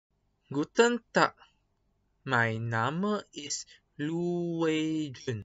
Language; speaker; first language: German; non-native, learner; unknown